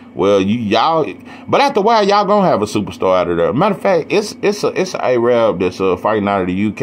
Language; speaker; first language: English; native; English